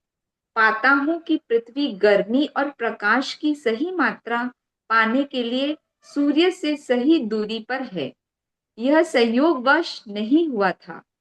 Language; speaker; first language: Hindi; native; Hindi